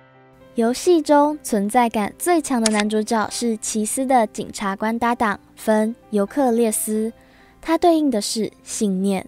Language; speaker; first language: Chinese; native; Chinese